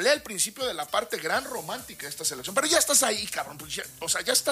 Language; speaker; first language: Spanish; native; Spanish